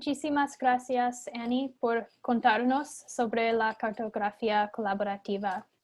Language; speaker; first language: Spanish; non-native, fluent; English